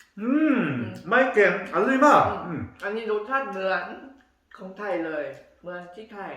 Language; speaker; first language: Thai; non-native, learner; Korean